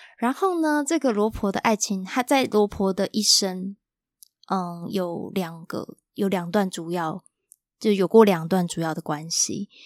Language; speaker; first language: Chinese; native; Chinese